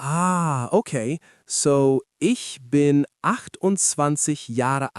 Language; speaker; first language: German; non-native, learner; English